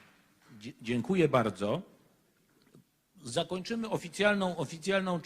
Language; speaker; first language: Polish; native; Polish